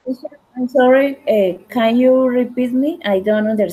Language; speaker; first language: English; non-native, learner; Spanish